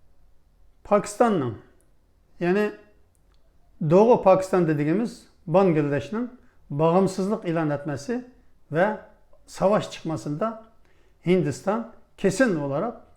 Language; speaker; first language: Turkish; non-native, fluent; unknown